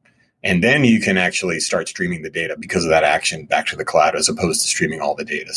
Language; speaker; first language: English; native; English